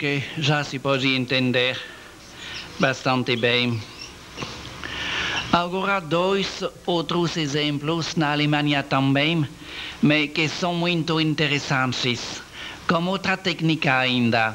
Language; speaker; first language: Portuguese; non-native, learner; French